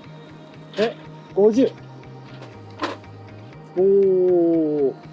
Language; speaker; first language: Japanese; native; Japanese